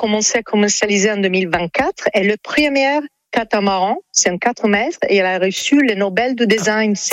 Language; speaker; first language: French; non-native, fluent; Italian